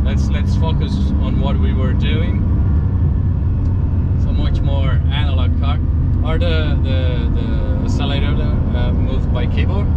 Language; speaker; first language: English; non-native, fluent; Portuguese